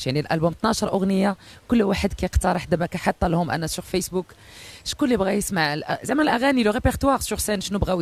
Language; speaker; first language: Arabic; native; Arabic